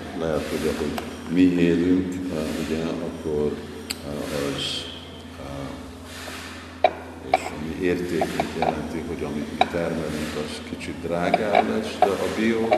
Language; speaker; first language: Hungarian; non-native, fluent; English